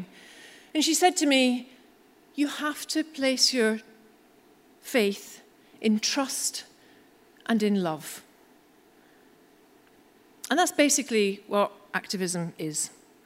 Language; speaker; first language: English; native; English